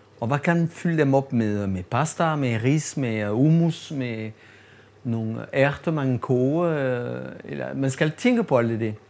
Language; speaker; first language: Danish; non-native, fluent; French